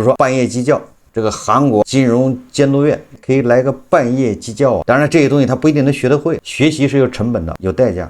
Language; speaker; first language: Chinese; native; Chinese